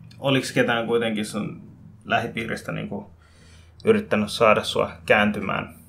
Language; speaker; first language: Finnish; early bilingual, other home language; Bangla